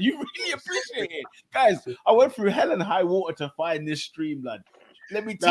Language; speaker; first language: English; native; English